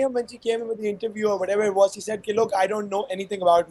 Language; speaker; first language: English; non-native, local second language; Urdu